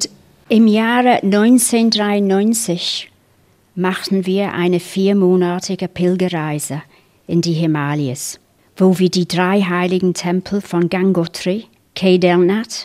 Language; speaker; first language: German; non-native, fluent; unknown